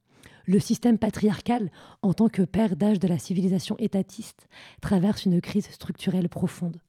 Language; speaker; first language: French; native; French